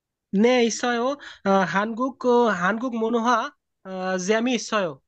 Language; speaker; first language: Korean; non-native, learner; Bangla